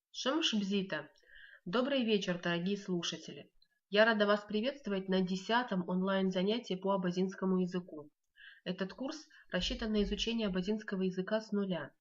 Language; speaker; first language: Russian; non-native, local second language; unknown